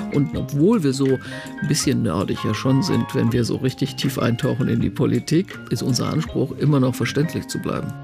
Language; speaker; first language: German; native; German